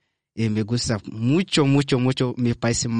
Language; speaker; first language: Spanish; non-native, learner; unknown